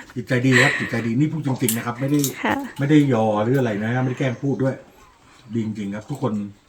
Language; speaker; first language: Thai; native; Thai